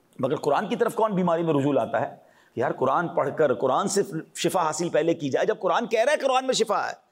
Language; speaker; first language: Urdu; native; Urdu